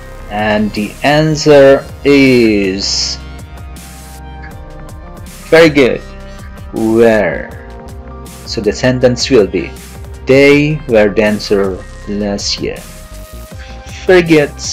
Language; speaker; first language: English; non-native, fluent; Indonesian